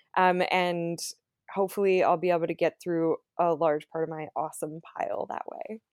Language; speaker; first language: English; native; English